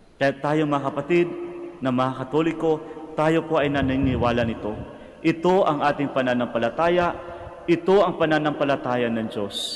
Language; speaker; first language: Filipino; non-native, local second language; Cebuano